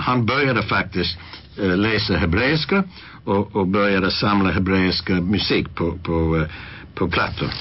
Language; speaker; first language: Swedish; non-native, fluent; English